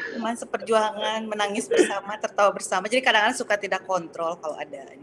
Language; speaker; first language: English; non-native, fluent; Malay